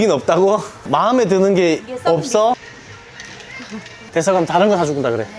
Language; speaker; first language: Korean; native; Korean